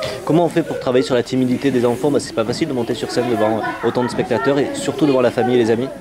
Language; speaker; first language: French; native; French